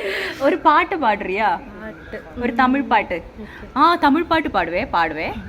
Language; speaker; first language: Tamil; non-native, learner; Malayalam